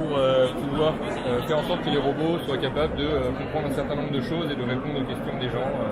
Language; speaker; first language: French; native; French